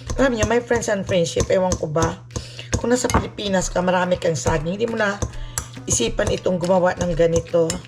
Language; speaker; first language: Filipino; non-native, local second language; Cebuano